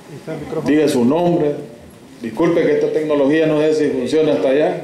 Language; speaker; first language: Spanish; native; Spanish